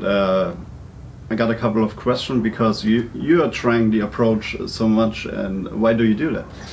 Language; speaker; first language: English; non-native, fluent; German